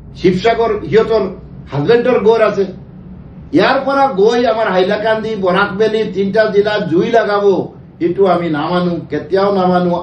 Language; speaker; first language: Assamese; non-native, local second language; Bangla